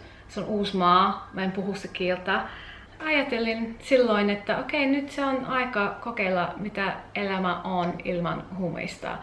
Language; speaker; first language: Finnish; non-native, learner; English